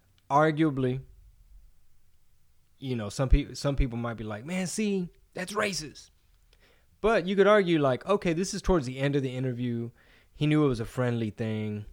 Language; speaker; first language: English; early bilingual, other home language; Spanish